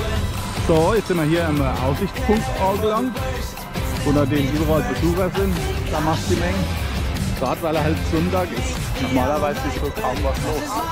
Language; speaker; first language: German; native; German